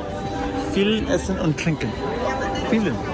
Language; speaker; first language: German; non-native, learner; Hindi